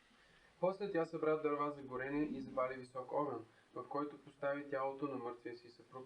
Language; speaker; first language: Bulgarian; native; Bulgarian